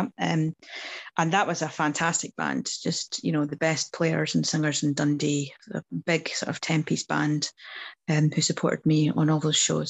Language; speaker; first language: English; native; English